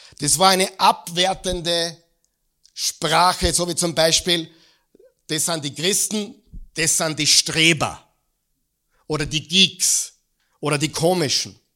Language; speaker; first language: German; native; German